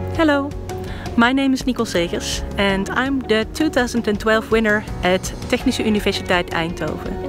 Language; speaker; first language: English; non-native, fluent; Italian